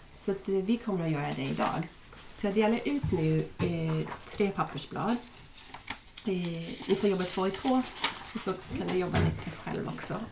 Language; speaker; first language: Swedish; non-native, fluent; English